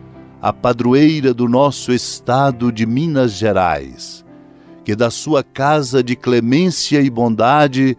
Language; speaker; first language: Portuguese; native; Portuguese